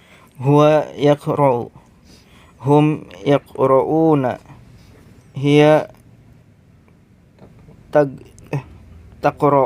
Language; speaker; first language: Arabic; non-native, learner; Indonesian